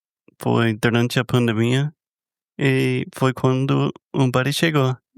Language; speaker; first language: Portuguese; non-native, fluent; English